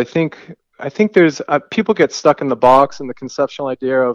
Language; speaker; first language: English; native; English